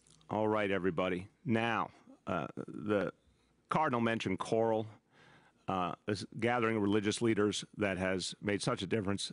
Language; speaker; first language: English; native; English